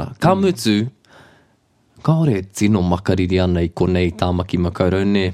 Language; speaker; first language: Māori; non-native, local second language; English